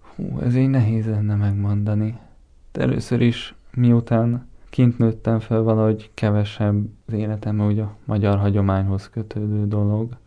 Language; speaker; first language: Hungarian; early bilingual, heritage; Hungarian